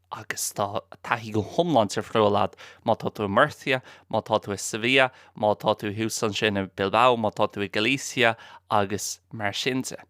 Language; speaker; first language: Irish; non-native, local second language; English